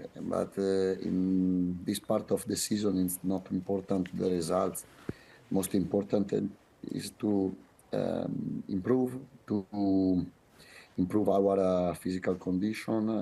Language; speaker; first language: English; non-native, fluent; Italian